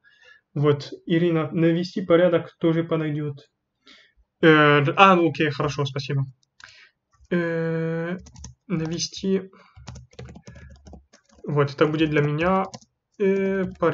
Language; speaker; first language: Russian; non-native, fluent; French